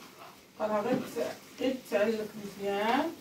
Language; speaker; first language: Arabic; native; Arabic